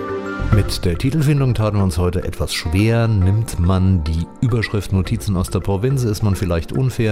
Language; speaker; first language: German; native; German